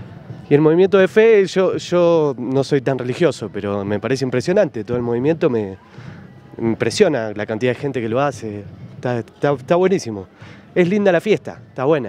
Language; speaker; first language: Spanish; native; Spanish